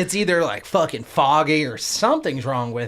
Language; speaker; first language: English; native; English